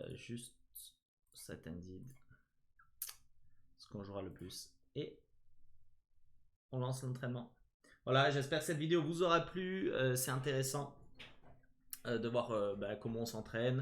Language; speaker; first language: French; native; French